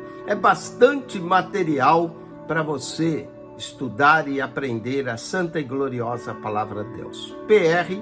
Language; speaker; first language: Portuguese; native; Portuguese